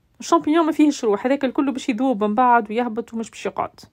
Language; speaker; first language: Arabic; native; Arabic